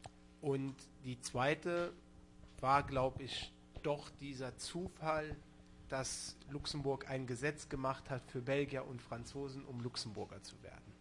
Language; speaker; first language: German; non-native, local second language; Luxembourgish